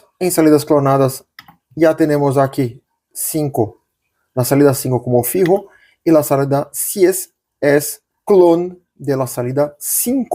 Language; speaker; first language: Spanish; non-native, local second language; Portuguese